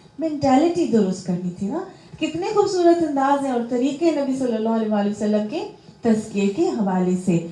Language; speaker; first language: Urdu; native; Urdu